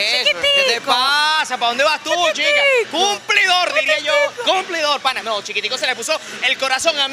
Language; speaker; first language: Spanish; native; Spanish